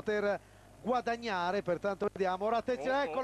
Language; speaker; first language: Italian; native; Italian